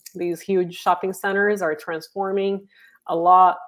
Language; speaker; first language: English; non-native, fluent; Portuguese